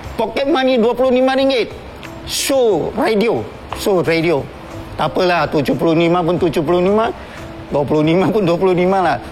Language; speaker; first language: Malay; non-native, local second language; Chinese